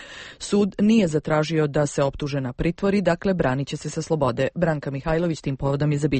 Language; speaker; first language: Croatian; native; Croatian